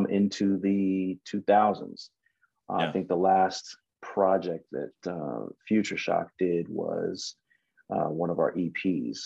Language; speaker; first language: English; native; English